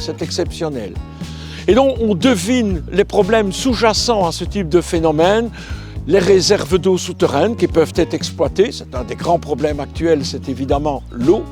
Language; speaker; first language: French; native; French